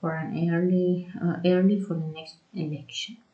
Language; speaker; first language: English; non-native, fluent; Persian